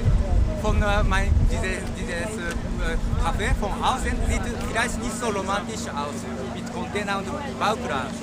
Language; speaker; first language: German; non-native, learner; Japanese